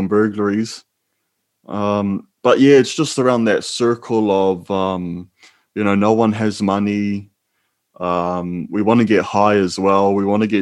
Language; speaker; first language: English; native; English